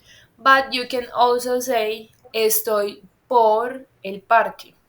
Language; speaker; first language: Spanish; non-native, fluent; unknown